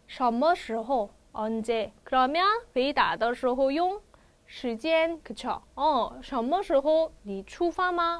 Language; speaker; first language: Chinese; non-native, fluent; Korean